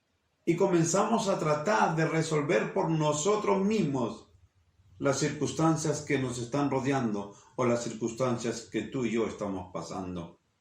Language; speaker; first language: Spanish; native; Spanish